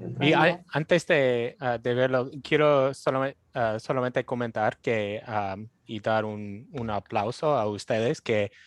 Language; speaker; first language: Spanish; non-native, fluent; English